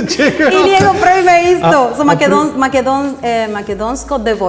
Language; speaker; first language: Macedonian; non-native, fluent; Spanish